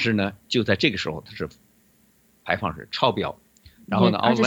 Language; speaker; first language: Chinese; native; Chinese